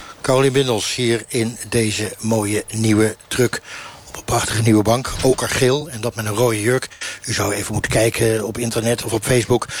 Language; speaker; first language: Dutch; native; Dutch